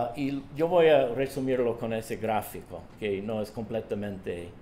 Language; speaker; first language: Spanish; non-native, fluent; English